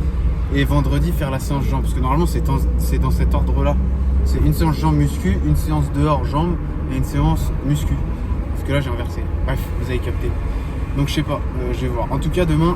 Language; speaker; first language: French; native; French